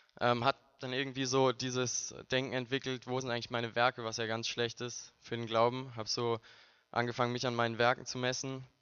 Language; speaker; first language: German; native; German